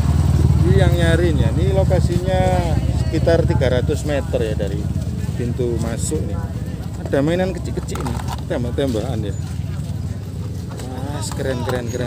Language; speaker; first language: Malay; non-native, local second language; Javanese